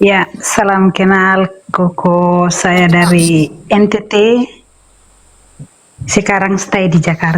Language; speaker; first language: Indonesian; non-native, local second language; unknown